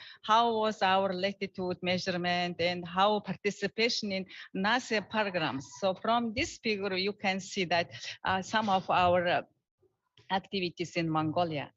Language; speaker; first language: English; non-native, learner; Mongolian